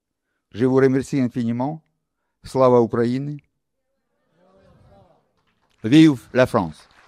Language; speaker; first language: French; non-native, local second language; Ukrainian